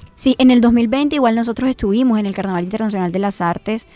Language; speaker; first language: Spanish; native; Spanish